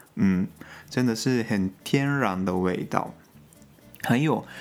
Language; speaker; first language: Chinese; non-native, fluent; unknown